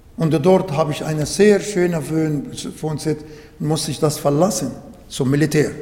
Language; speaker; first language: German; non-native, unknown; Arabic